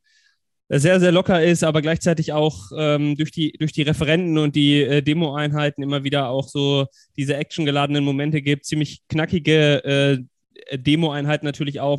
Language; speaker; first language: German; native; German